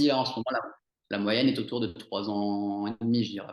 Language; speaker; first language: French; native; French